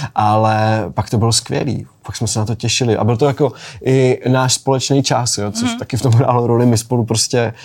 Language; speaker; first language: Czech; native; Czech